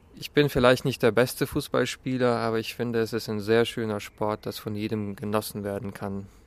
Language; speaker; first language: German; early bilingual, other home language; Russian